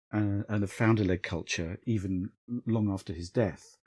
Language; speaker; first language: English; native; English